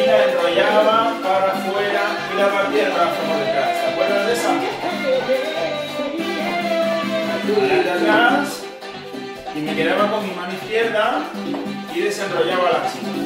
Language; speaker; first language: Spanish; native; Spanish